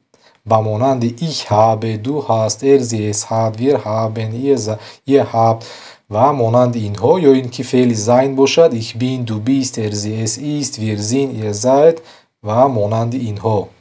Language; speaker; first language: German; non-native, fluent; Tajik